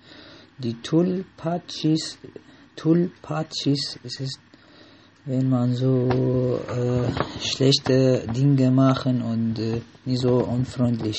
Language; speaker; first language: German; non-native, learner; Arabic